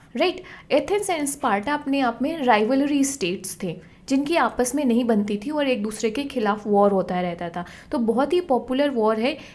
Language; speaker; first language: Hindi; native; Hindi